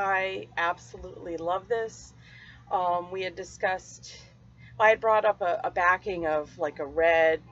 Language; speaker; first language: English; native; English